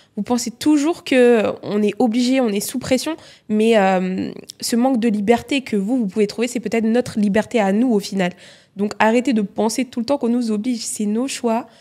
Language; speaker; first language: French; native; French